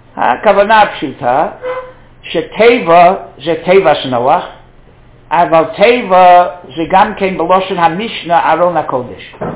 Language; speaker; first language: Hebrew; non-native, fluent; English